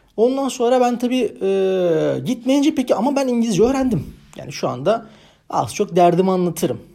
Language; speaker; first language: Turkish; native; Turkish